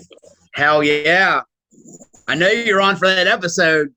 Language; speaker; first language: English; native; English